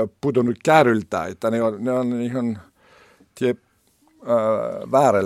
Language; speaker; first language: Finnish; non-native, learner; French